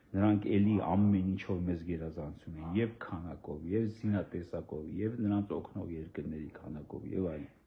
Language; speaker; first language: Armenian; native; Armenian